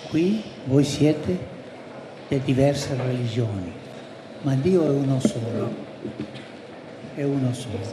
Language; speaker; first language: Italian; non-native, fluent; Spanish